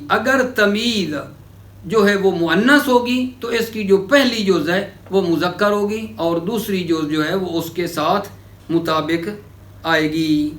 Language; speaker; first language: Urdu; native; Urdu